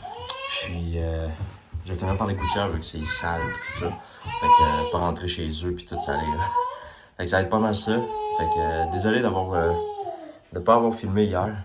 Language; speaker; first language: French; native; French